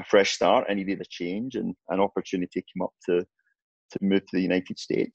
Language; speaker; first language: English; native; English